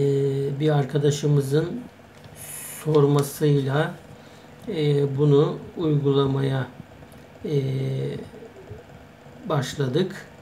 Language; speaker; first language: Turkish; native; Turkish